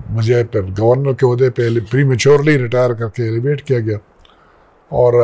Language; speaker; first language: Urdu; native; Urdu